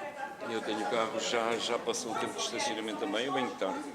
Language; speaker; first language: Portuguese; native; Portuguese